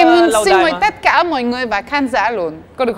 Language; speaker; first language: Vietnamese; non-native, fluent; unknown